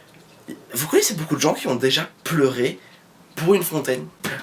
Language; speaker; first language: French; native; French